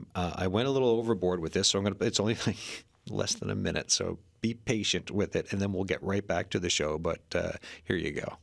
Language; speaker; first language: English; native; English